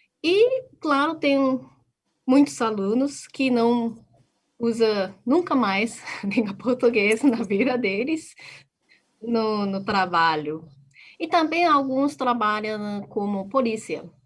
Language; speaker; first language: Portuguese; non-native, fluent; Japanese